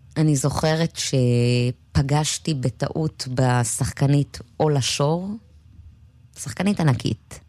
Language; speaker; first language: Hebrew; native; Hebrew